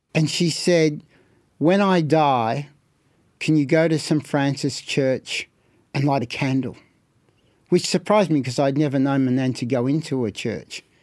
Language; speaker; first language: English; native; English